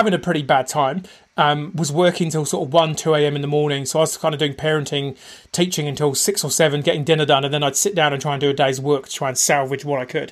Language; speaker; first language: English; native; English